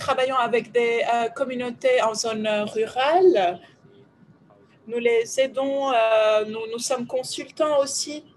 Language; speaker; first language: French; non-native, fluent; Ukrainian